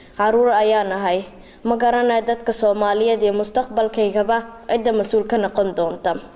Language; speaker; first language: Somali; early bilingual, heritage; Somali